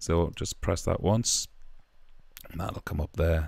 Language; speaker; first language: English; native; English